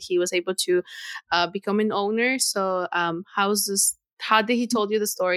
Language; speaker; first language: English; non-native, fluent; Spanish